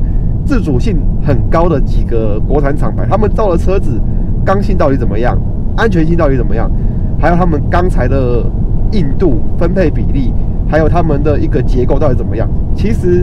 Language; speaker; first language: Chinese; native; Chinese